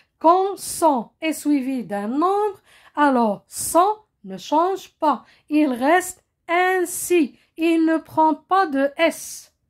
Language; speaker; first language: French; non-native, local second language; Arabic